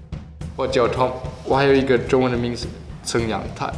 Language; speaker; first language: Chinese; non-native, learner; German